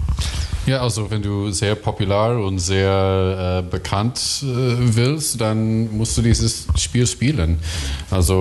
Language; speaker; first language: German; non-native, learner; English